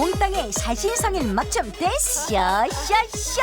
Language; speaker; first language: Korean; native; Korean